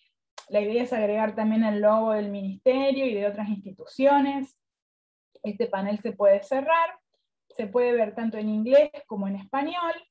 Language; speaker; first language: Spanish; native; Spanish